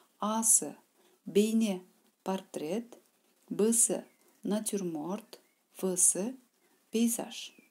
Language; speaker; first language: Kyrgyz; non-native, local second language; Uzbek